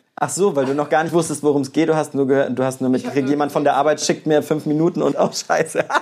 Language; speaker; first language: German; native; German